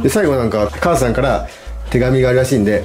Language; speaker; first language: Japanese; native; Japanese